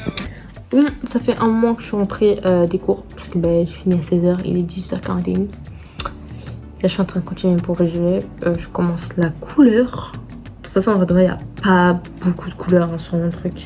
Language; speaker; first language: French; native; French